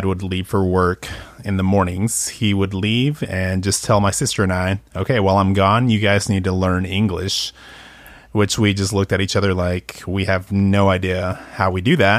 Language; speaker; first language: English; early bilingual, other home language; Spanish